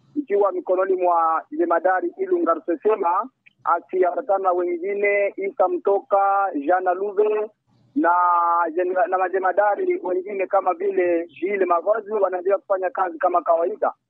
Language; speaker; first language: Swahili; native; Swahili